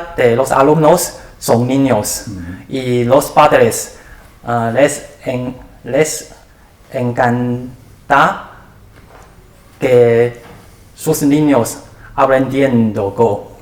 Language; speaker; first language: Spanish; non-native, learner; Chinese